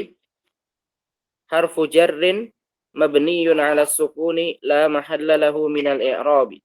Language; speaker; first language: Arabic; non-native, learner; Indonesian